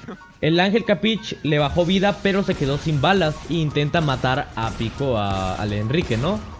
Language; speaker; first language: Spanish; native; Spanish